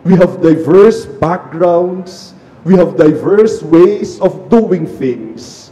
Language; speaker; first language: English; non-native, local second language; Filipino